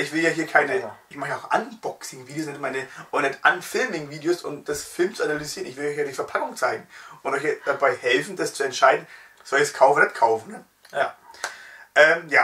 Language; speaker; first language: German; native; German